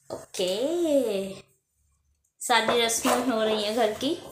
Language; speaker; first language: Hindi; native; Hindi